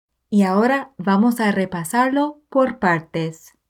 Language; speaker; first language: Spanish; non-native, fluent; English